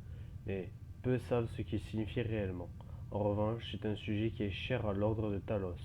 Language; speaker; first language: French; native; French